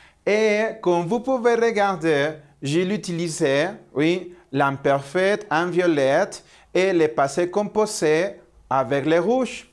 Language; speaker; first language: French; non-native, learner; Spanish